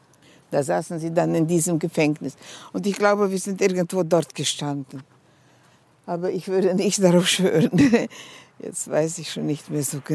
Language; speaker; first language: German; non-native, fluent; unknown